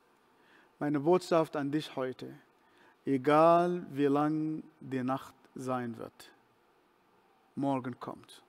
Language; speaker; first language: German; non-native, fluent; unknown